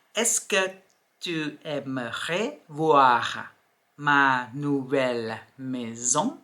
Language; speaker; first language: French; non-native, fluent; Thai